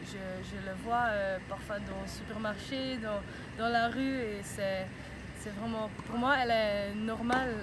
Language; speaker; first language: French; non-native, local second language; Dutch